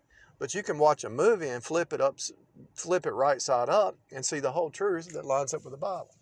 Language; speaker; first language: English; native; English